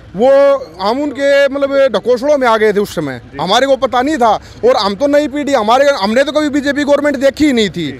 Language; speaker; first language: Hindi; native; Hindi